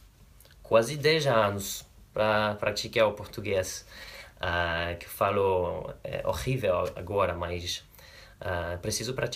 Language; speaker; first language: Portuguese; non-native, learner; English